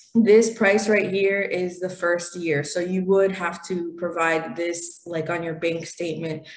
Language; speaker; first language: English; early bilingual, other home language; Spanish